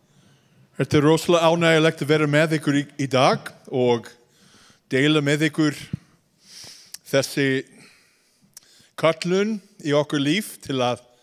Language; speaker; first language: Icelandic; non-native, fluent; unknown